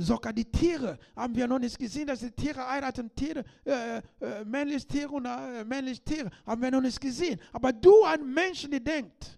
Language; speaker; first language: German; non-native, learner; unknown